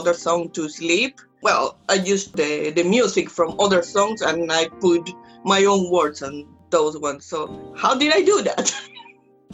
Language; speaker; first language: English; non-native, fluent; Spanish